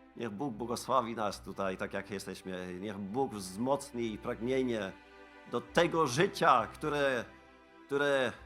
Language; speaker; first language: Polish; non-native, fluent; Dutch